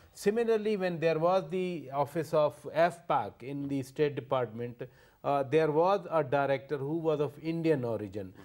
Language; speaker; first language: English; non-native, local second language; Urdu